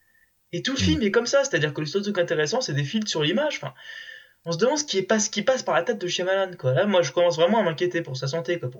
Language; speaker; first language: French; native; French